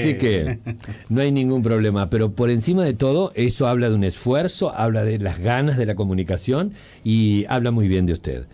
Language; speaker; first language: Spanish; native; Spanish